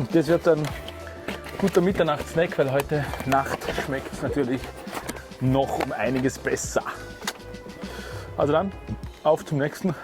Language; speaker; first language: German; native; German